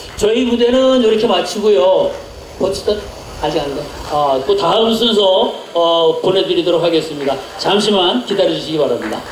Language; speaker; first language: Korean; native; Korean